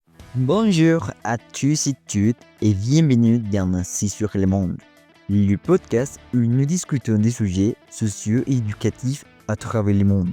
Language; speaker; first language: French; non-native, learner; Spanish